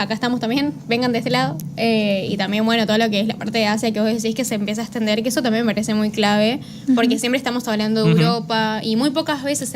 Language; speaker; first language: Spanish; native; Spanish